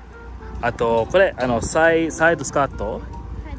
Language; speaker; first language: Japanese; non-native, fluent; English